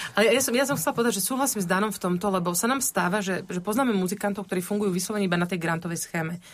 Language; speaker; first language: Slovak; native; Slovak